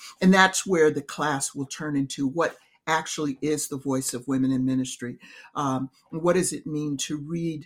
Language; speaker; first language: English; native; English